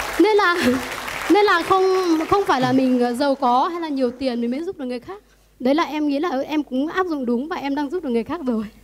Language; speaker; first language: Vietnamese; non-native, local second language; Iu Mien